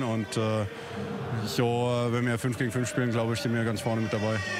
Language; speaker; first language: German; native; German